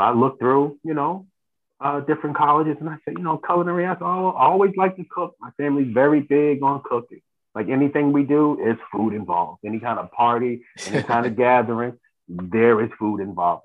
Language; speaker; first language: English; native; English